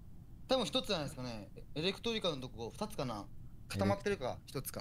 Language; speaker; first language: Japanese; native; Japanese